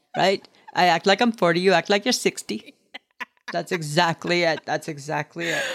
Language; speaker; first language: English; native; English